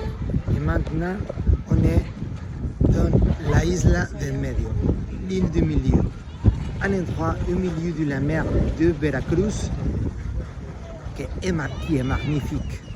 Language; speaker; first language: French; non-native, learner; Spanish